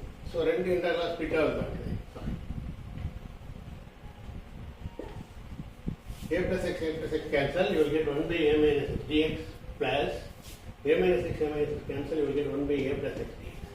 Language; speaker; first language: English; non-native, local second language; Tamil